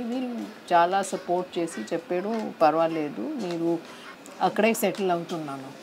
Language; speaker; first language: Telugu; non-native, learner; Hindi